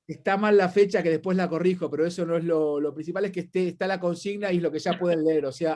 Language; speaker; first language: Spanish; native; Spanish